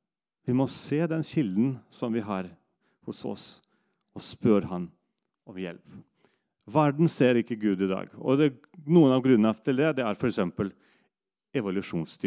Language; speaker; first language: Norwegian; non-native, fluent; Russian